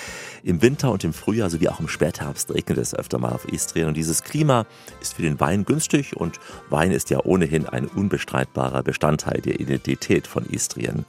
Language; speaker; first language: German; native; German